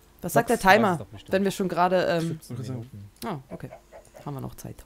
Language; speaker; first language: German; native; German